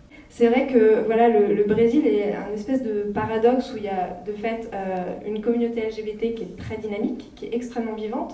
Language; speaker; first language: French; native; French